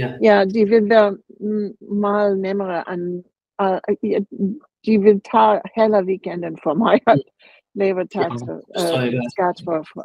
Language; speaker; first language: Danish; non-native, learner; English